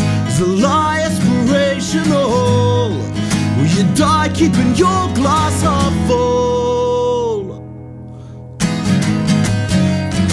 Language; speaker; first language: English; native; English